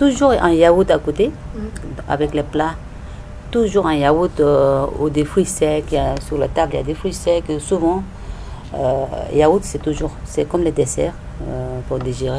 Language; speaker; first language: French; non-native, learner; Tibetan